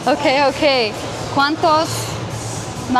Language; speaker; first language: Spanish; non-native, learner; English